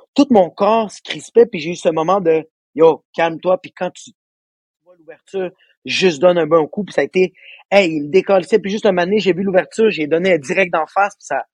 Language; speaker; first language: French; native; French